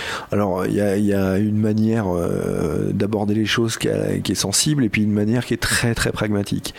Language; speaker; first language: French; native; French